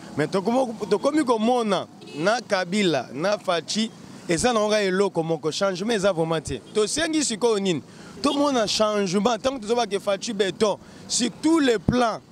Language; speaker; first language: Lingala; native; Lingala